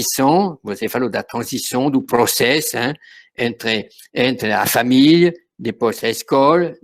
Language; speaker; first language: Portuguese; non-native, fluent; French